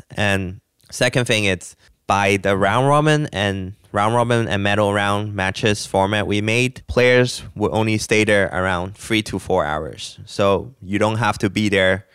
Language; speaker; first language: English; non-native, local second language; Cantonese